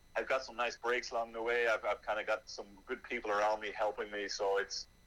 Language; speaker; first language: English; native; English